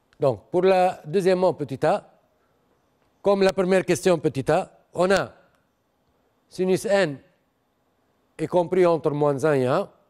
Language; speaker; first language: French; non-native, local second language; Arabic